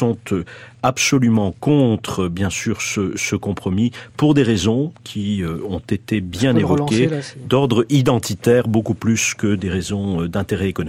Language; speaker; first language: French; native; French